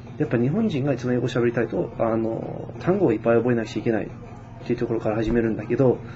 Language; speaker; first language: Japanese; non-native, fluent; English